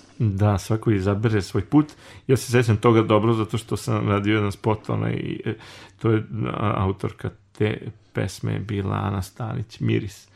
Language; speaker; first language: Serbian; native; Serbian